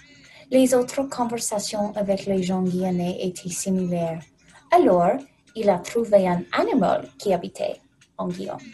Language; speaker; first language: French; non-native, learner; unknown